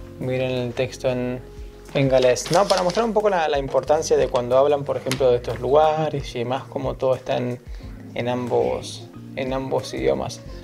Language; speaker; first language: Spanish; native; Spanish